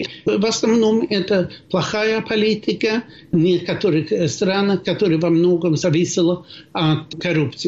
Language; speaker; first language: Russian; non-native, fluent; Swedish